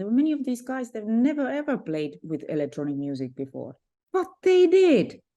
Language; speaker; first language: English; non-native, fluent; Finnish